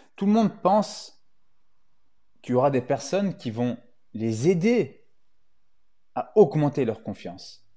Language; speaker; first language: French; early bilingual, other home language; Italian